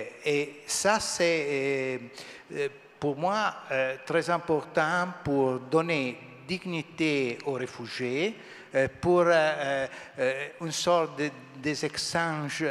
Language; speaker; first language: French; non-native, fluent; Italian